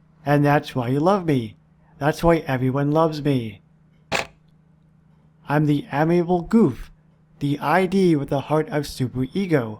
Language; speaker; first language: English; native; English